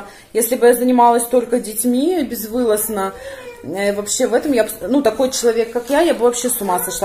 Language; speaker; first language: Russian; native; Russian